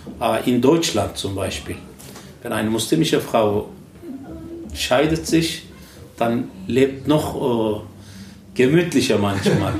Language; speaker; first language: German; non-native, learner; Turkish